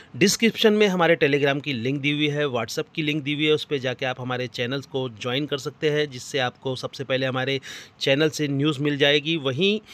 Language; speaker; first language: Hindi; native; Hindi